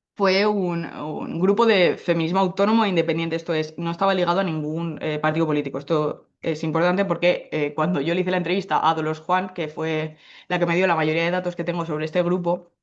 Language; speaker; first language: Spanish; native; Spanish